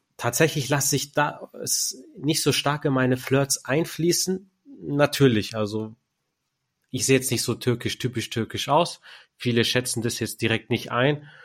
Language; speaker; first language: German; early bilingual, other home language; Turkish